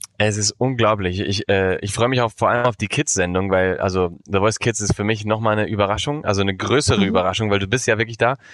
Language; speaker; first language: German; early bilingual, heritage; Spanish